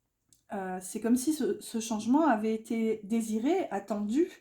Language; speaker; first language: French; native; French